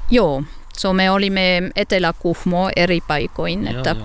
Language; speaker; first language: Finnish; non-native, learner; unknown